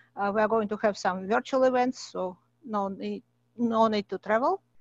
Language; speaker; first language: English; non-native, fluent; Russian